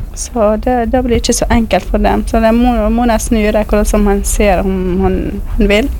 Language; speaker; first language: Norwegian; non-native, fluent; Kurdish